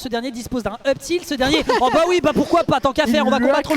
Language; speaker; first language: French; native; French